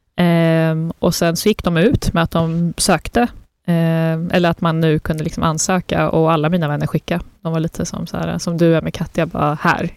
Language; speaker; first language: Swedish; early bilingual, other home language; Persian